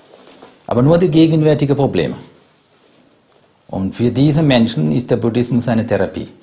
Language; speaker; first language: German; non-native, fluent; Sinhala